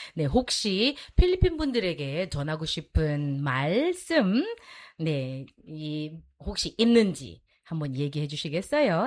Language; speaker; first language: Korean; native; Korean